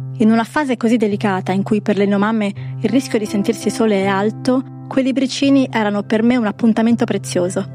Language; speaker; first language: Italian; native; Italian